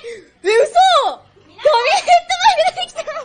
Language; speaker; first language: Japanese; native; Japanese